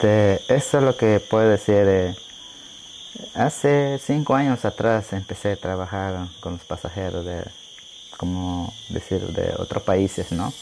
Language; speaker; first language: Spanish; non-native, local second language; Shipibo-Conibo